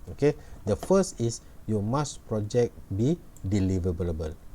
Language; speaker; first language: English; non-native, local second language; Malay